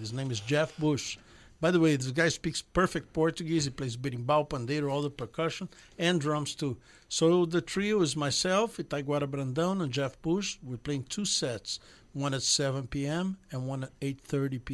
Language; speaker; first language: English; non-native, fluent; Portuguese